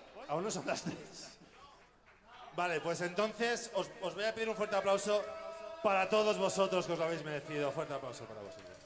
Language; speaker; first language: Spanish; native; Spanish